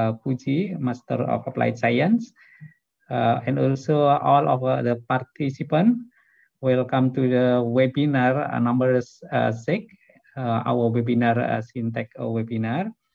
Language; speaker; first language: English; non-native, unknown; Indonesian